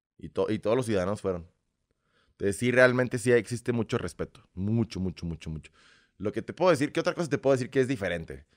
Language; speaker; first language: Spanish; early bilingual, other home language; Russian